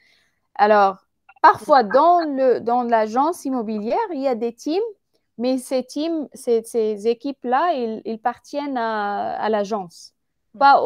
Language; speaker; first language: French; non-native, fluent; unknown